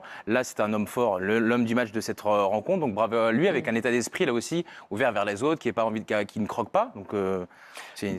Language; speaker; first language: French; native; French